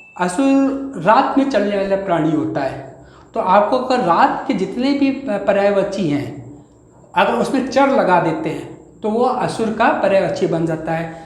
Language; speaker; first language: Hindi; native; Hindi